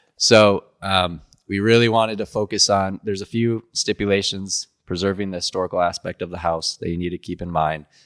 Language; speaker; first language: English; native; English